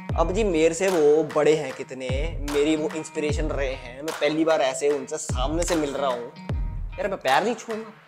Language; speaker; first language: Hindi; non-native, local second language; Punjabi